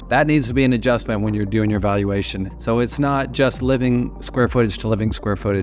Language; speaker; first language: English; native; English